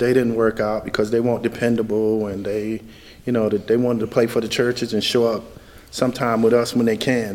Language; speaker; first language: English; native; English